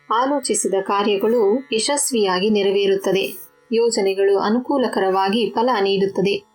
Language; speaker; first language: Kannada; native; Kannada